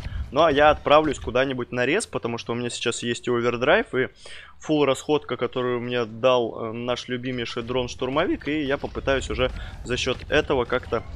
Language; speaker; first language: Russian; native; Russian